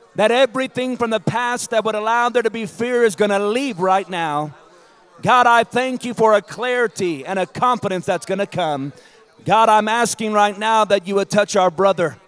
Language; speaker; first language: English; native; English